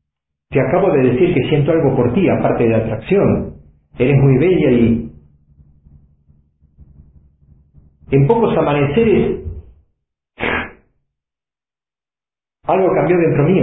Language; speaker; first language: Spanish; native; Spanish